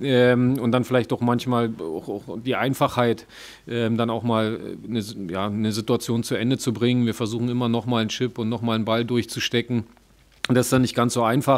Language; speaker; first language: German; native; German